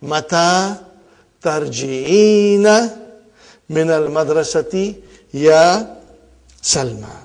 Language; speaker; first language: Arabic; non-native, fluent; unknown